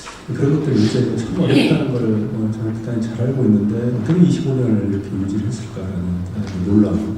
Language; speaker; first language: Korean; native; Korean